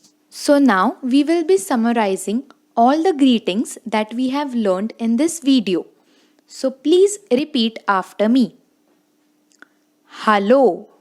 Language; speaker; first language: English; non-native, local second language; Hindi